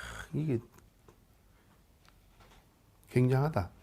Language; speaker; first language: Korean; native; Korean